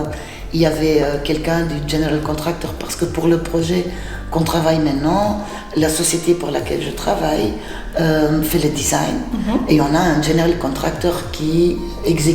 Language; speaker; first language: French; non-native, fluent; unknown